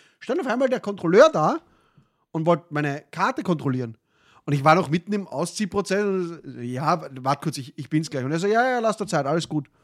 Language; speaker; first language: German; early bilingual, other home language; Arabic